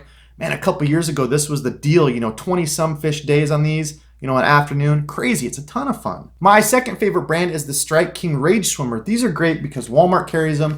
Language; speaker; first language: English; native; English